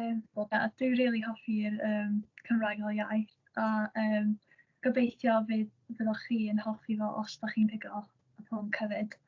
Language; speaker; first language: Welsh; non-native, local second language; English